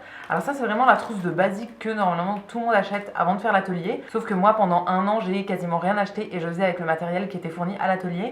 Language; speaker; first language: French; native; French